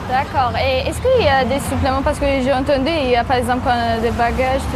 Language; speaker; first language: French; non-native, learner; Persian